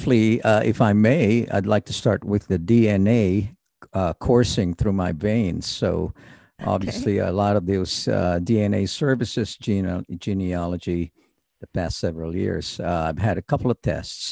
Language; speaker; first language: English; early bilingual, other home language; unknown